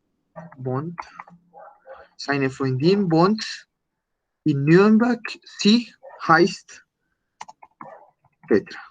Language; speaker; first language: German; non-native, learner; Spanish